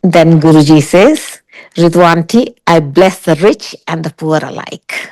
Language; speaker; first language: English; non-native, local second language; Punjabi